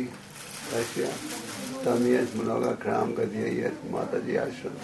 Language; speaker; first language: Russian; non-native, learner; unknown